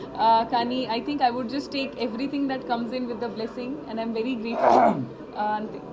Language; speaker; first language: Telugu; non-native, learner; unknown